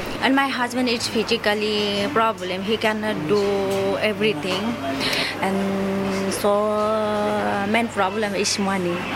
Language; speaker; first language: English; non-native, learner; Nepali